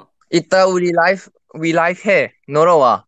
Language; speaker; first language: Korean; non-native, learner; Thai